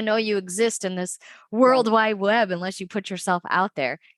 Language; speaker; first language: English; native; English